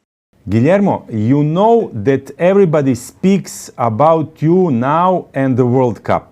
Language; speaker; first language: English; non-native, fluent; Serbian